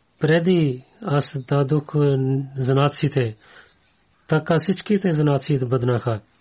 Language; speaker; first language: Bulgarian; non-native, learner; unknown